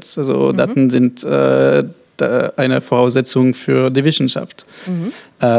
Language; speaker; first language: German; non-native, fluent; French